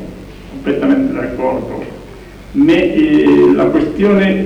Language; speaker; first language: Italian; non-native, learner; Spanish